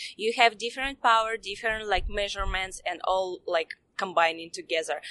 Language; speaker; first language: English; non-native, fluent; Russian